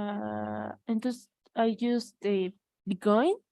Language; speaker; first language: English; non-native, learner; Spanish